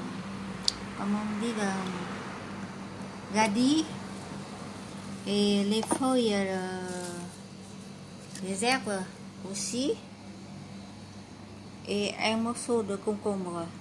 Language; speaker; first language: French; non-native, fluent; Vietnamese